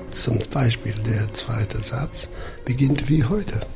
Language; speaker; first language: German; non-native, fluent; English